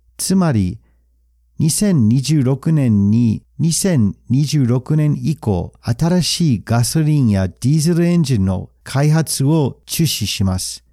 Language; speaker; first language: Japanese; non-native, fluent; English